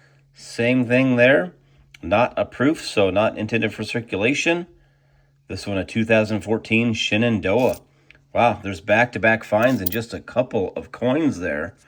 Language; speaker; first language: English; native; English